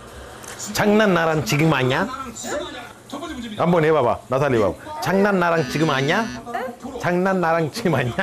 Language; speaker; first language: Korean; non-native, fluent; Amharic